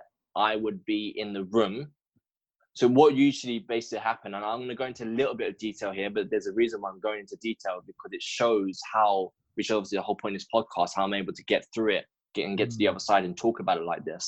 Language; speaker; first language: English; native; English